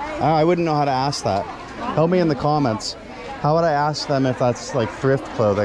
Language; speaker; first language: English; native; English